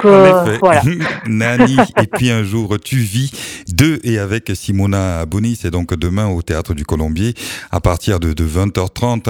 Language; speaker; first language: French; native; French